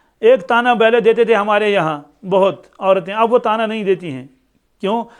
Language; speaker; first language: Urdu; non-native, local second language; Kashmiri